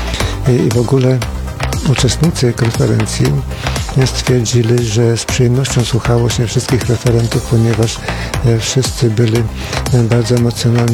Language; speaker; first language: Polish; native; Polish